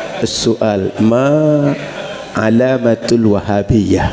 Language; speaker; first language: Arabic; non-native, fluent; Indonesian